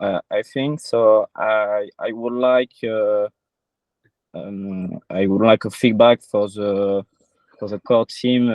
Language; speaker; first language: English; non-native, learner; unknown